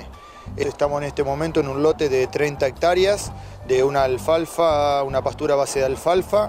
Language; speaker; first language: Spanish; native; Spanish